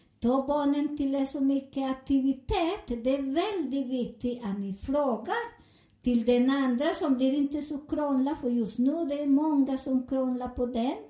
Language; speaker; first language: Swedish; non-native, fluent; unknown